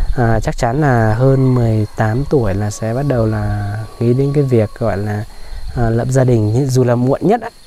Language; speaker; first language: Vietnamese; non-native, local second language; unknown